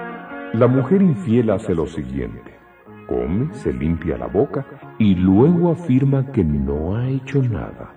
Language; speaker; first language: Spanish; native; Spanish